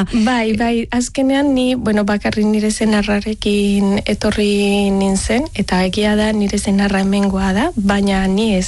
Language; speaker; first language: Basque; non-native, learner; Spanish